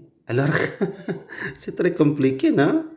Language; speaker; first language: French; non-native, learner; Indonesian